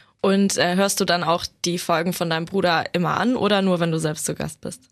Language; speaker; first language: German; native; German